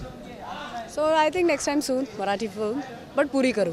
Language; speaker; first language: Hindi; non-native, local second language; Marathi